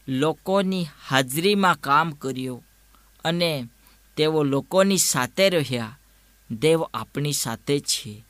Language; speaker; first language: Gujarati; non-native, local second language; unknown